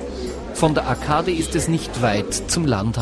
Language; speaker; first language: German; native; German